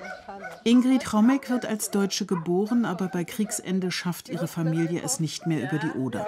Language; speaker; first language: German; native; German